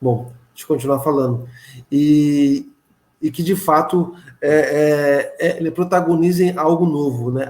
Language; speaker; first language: Portuguese; native; Portuguese